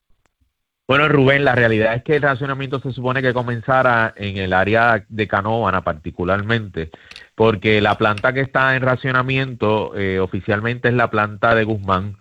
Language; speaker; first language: Spanish; native; Spanish